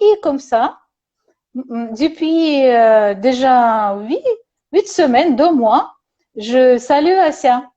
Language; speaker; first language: French; non-native, learner; Russian